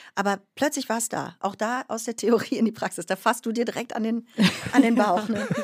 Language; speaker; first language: German; native; German